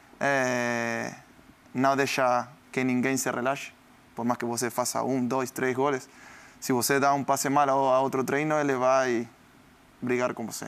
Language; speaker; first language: Portuguese; non-native, learner; Spanish